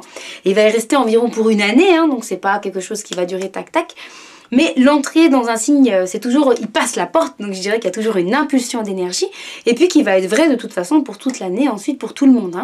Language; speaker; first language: French; native; French